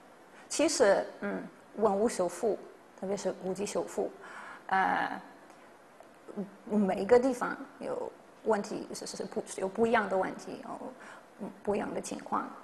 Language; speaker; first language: Chinese; non-native, fluent; Polish